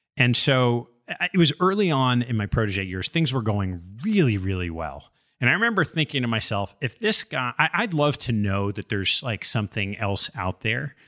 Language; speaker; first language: English; native; English